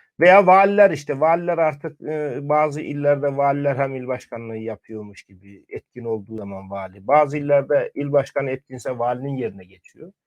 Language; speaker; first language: Turkish; native; Turkish